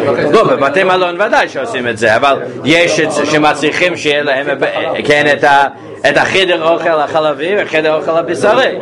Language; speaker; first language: Hebrew; non-native, fluent; English